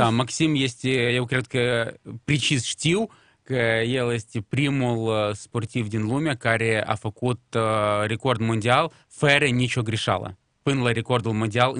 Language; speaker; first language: Romanian; non-native, local second language; Russian